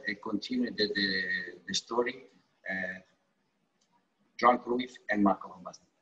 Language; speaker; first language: English; non-native, learner; Italian